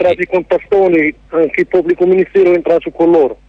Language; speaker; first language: Italian; non-native, learner; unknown